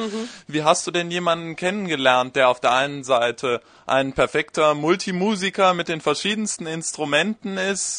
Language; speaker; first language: German; native; German